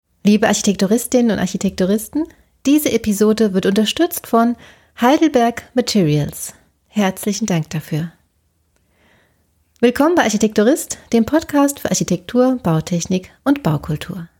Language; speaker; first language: German; native; German